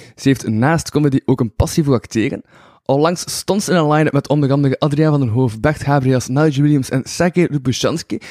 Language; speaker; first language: Dutch; native; Dutch